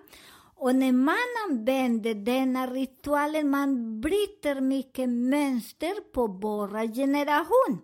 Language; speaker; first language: Swedish; non-native, learner; Spanish